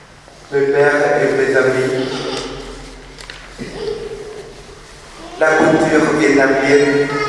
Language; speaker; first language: French; non-native, fluent; Vietnamese